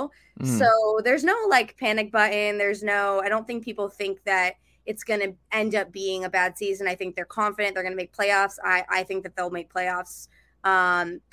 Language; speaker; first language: English; native; English